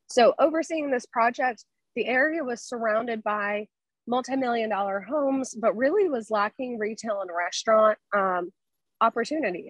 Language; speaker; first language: English; native; English